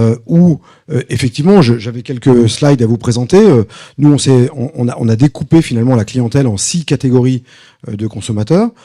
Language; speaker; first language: French; native; French